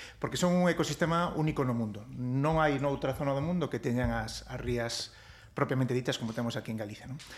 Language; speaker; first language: Galician; native; Galician